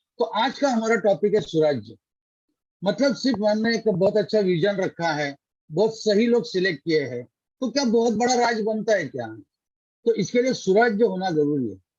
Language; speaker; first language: Hindi; non-native, local second language; Marathi